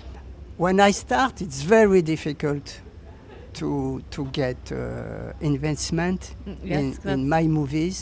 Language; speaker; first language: English; non-native, learner; French